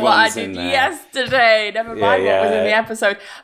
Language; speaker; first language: English; native; English